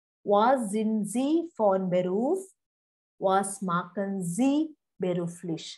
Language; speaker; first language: German; non-native, fluent; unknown